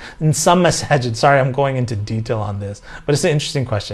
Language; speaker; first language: English; native; English